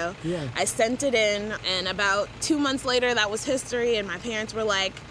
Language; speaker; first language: English; native; English